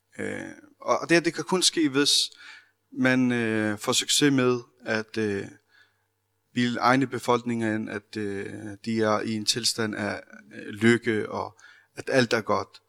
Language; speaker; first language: Danish; early bilingual, other home language; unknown